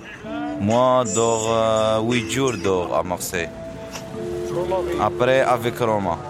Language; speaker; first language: French; non-native, learner; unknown